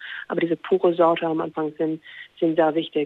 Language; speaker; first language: German; non-native, fluent; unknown